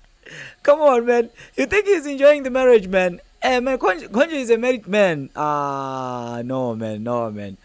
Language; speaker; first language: English; non-native, local second language; Zulu